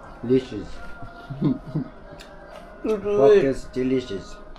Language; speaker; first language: English; non-native, learner; Arabic